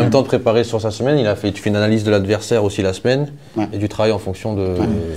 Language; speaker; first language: French; native; French